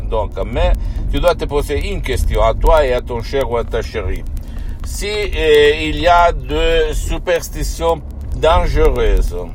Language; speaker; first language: French; non-native, fluent; Italian